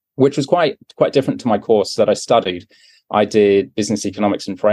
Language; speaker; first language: English; native; English